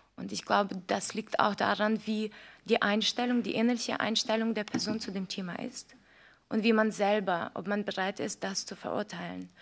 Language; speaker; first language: German; non-native, fluent; Ukrainian